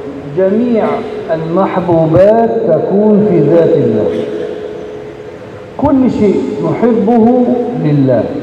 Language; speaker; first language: Arabic; native; Arabic